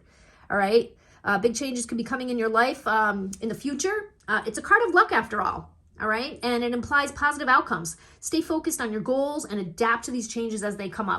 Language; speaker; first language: English; native; English